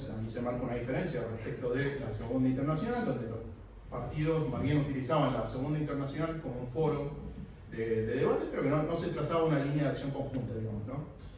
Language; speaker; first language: Spanish; native; Spanish